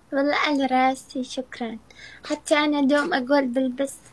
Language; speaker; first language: Arabic; non-native, learner; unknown